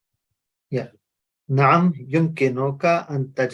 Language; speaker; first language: Arabic; non-native, learner; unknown